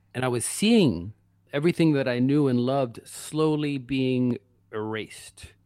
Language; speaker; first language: English; native; English